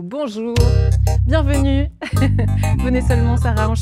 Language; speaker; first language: French; native; French